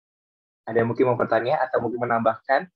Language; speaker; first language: Indonesian; native; Indonesian